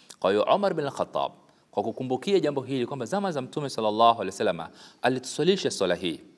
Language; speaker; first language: Swahili; native; Swahili